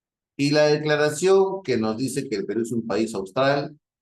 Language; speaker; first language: Spanish; native; Spanish